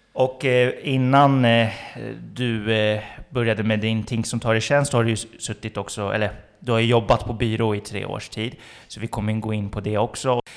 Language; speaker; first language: Swedish; native; Swedish